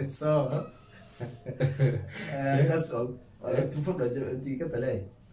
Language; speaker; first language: English; non-native, learner; Oromo